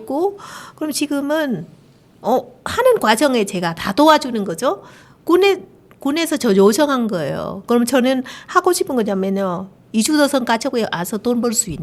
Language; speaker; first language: Korean; non-native, learner; Vietnamese